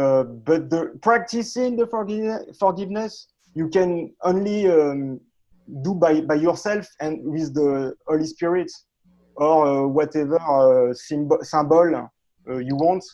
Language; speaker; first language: English; non-native, learner; French